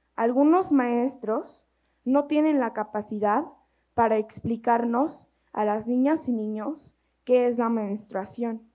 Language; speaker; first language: Spanish; native; Spanish